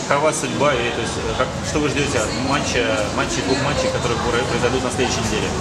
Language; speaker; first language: Russian; native; Russian